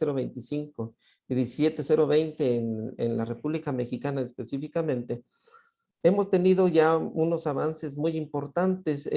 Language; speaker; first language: Spanish; native; Spanish